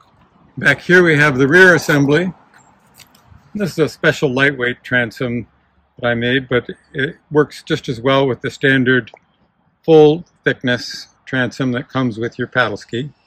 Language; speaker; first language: English; native; English